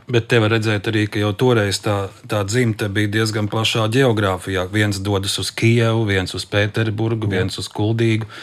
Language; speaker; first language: Latvian; native; Latvian